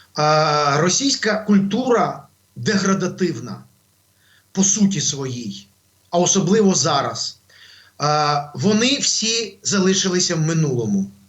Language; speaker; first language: Ukrainian; native; Ukrainian